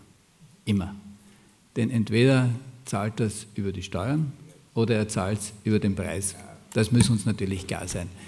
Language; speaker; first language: German; native; German